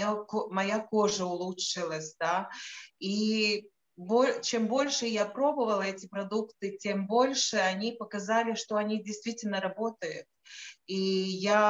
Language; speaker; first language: Russian; non-native, local second language; Latvian